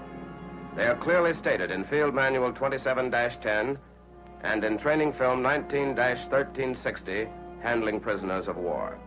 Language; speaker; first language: English; native; English